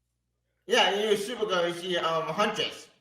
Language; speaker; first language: English; native; English